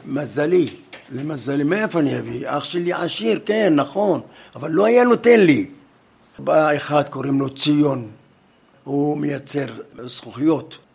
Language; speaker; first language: Hebrew; non-native, fluent; Arabic